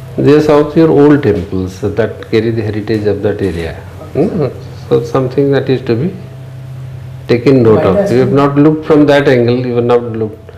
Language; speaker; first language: English; non-native, local second language; Odia